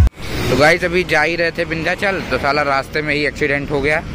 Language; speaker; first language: Hindi; native; Hindi